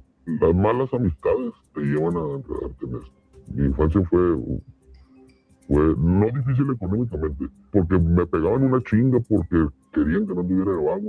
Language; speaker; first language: Spanish; native; Spanish